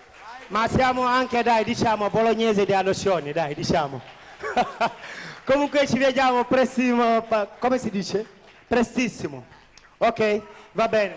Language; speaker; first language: Italian; non-native, fluent; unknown